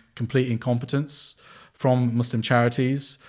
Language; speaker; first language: English; native; English